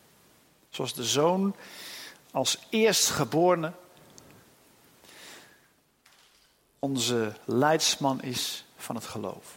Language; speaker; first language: Dutch; native; Dutch